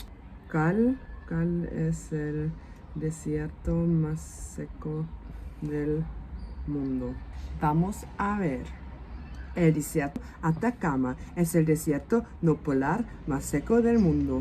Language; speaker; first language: Spanish; non-native, fluent; German